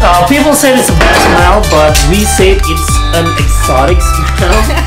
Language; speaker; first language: English; non-native, fluent; Indonesian